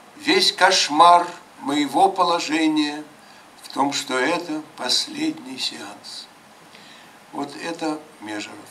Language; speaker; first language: Russian; native; Russian